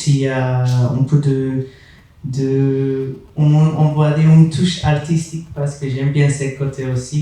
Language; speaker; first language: French; non-native, fluent; Spanish